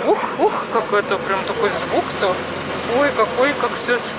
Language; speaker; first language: Russian; native; Russian